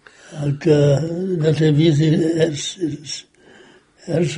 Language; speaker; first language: Welsh; native; Welsh